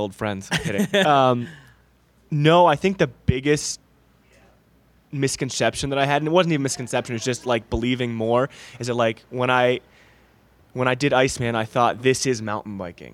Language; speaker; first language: English; native; English